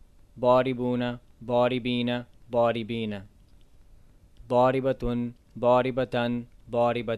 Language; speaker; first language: Arabic; non-native, fluent; English